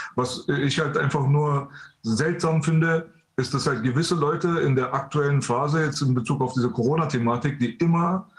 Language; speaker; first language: German; early bilingual, other home language; Persian